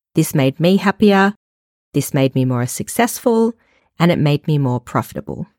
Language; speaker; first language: English; native; English